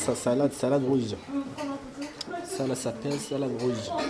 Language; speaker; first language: French; non-native, learner; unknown